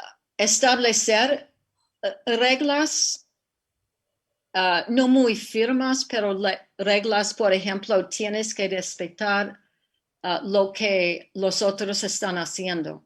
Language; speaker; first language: Spanish; non-native, fluent; English